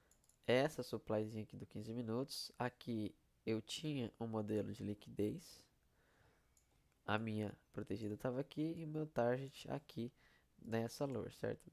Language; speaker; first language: Portuguese; native; Portuguese